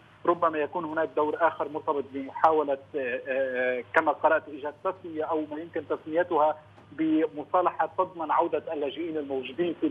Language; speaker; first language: Arabic; native; Arabic